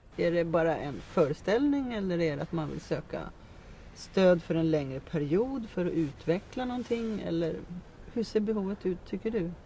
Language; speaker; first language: Swedish; native; Swedish